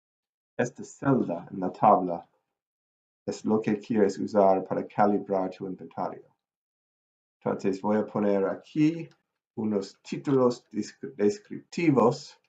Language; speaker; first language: Spanish; non-native, fluent; English